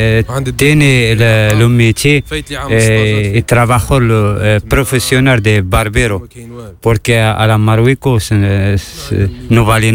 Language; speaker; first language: Spanish; non-native, learner; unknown